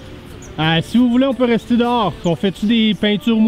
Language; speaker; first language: French; native; French